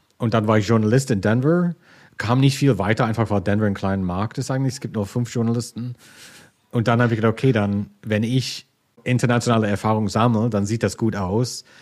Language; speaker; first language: German; non-native, fluent; English